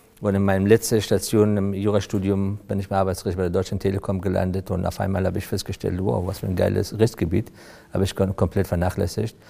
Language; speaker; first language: German; non-native, fluent; Persian